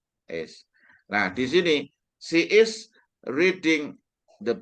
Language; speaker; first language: English; non-native, fluent; Indonesian